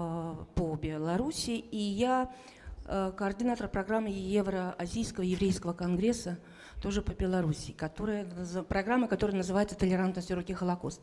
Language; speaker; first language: Russian; native; Russian